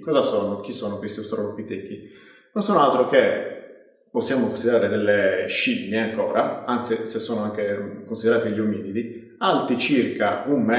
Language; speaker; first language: Italian; native; Italian